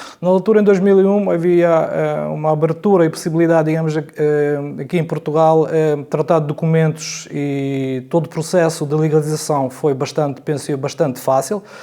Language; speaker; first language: Portuguese; non-native, fluent; Ukrainian